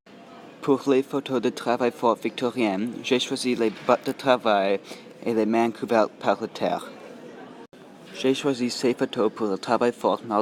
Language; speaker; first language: French; non-native, local second language; English